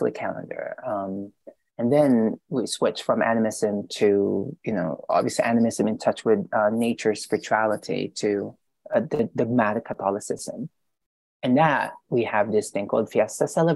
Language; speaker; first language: English; non-native, local second language; Filipino